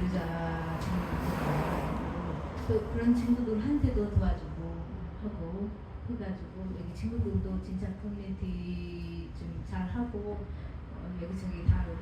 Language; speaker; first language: Korean; non-native, fluent; Nepali